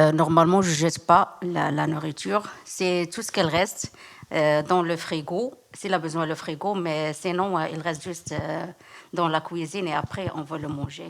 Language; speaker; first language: French; non-native, learner; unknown